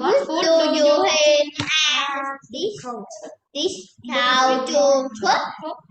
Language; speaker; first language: English; non-native, learner; Vietnamese